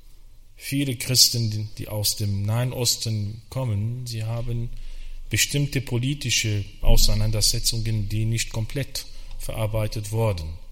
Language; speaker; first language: German; non-native, fluent; Arabic